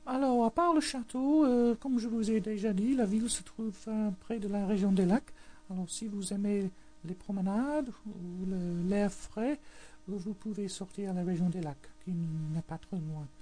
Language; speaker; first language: French; non-native, fluent; English